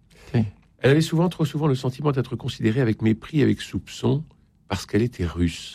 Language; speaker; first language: French; native; French